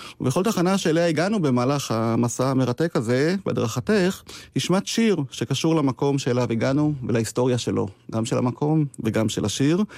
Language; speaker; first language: Hebrew; native; Hebrew